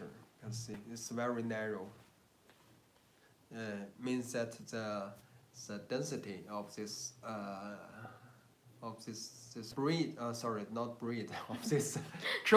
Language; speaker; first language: English; non-native, learner; Chinese